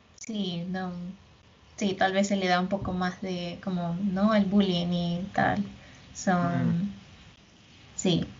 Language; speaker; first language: Spanish; native; Spanish